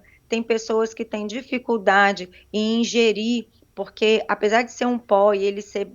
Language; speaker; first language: Portuguese; native; Portuguese